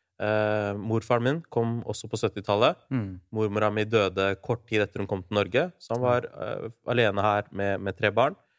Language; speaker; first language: Norwegian; early bilingual, other home language; Urdu